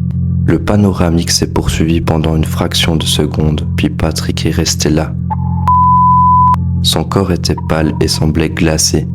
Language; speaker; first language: French; native; French